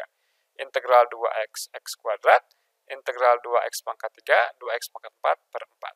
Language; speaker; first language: Indonesian; native; Indonesian